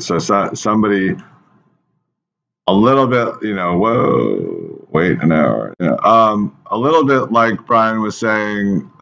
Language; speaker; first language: English; native; English